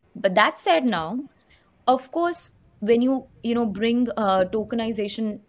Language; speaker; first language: English; non-native, local second language; Hindi